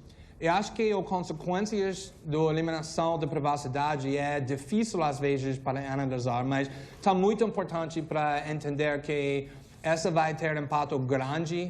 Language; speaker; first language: Portuguese; non-native, fluent; English